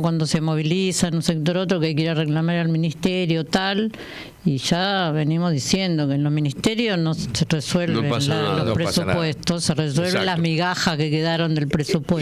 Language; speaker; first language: Spanish; native; Spanish